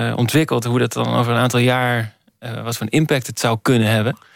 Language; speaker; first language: Dutch; native; Dutch